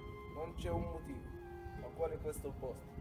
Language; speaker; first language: Italian; non-native, fluent; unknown